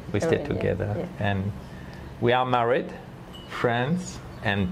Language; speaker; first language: English; non-native, learner; French